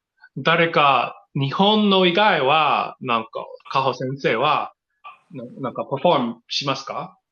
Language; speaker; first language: Japanese; non-native, learner; English